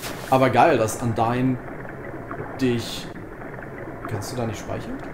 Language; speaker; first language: German; native; German